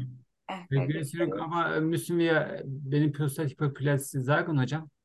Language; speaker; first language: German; non-native, learner; Turkish